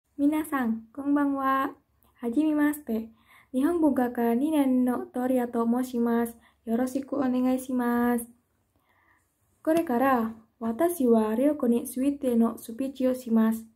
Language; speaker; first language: Japanese; non-native, learner; Indonesian